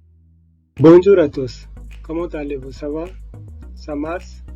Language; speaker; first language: French; non-native, learner; Hindi